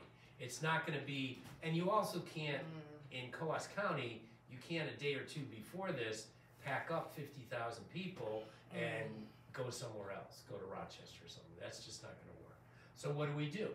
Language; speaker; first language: English; native; English